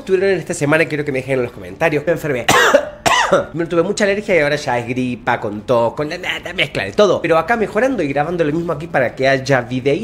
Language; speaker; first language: Spanish; native; Spanish